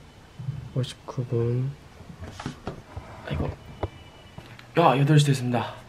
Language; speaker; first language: Korean; non-native, fluent; Japanese